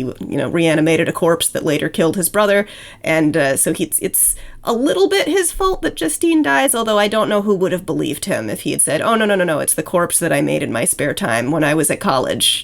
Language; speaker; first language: English; native; English